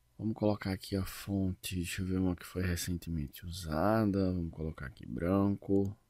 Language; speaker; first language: Portuguese; native; Portuguese